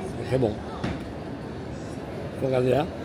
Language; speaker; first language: French; native; French